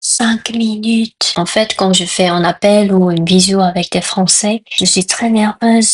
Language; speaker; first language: French; non-native, fluent; Korean